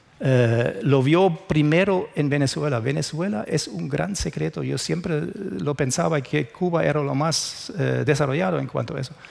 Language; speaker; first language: Spanish; non-native, fluent; German